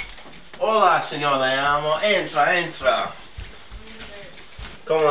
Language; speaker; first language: Spanish; non-native, learner; English